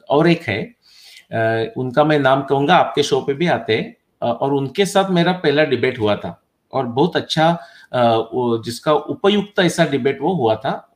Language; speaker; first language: Hindi; non-native, local second language; Marathi